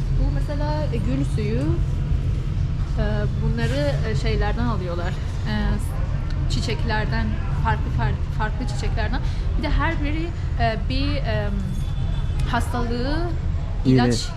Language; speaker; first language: Turkish; non-native, fluent; Persian